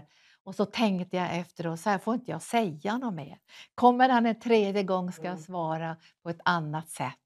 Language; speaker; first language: Swedish; native; Swedish